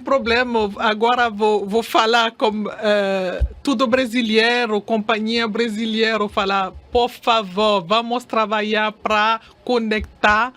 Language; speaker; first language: Portuguese; non-native, learner; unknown